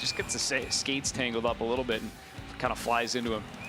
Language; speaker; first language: English; native; English